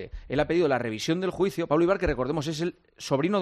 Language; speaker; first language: Spanish; native; Spanish